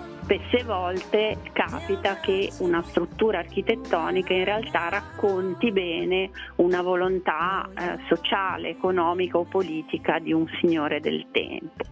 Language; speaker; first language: Italian; native; Italian